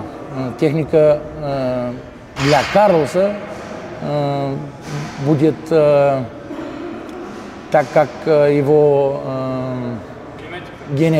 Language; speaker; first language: Russian; non-native, learner; Bulgarian